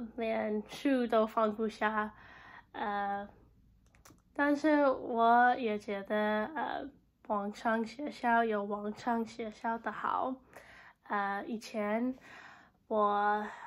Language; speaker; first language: Chinese; non-native, learner; English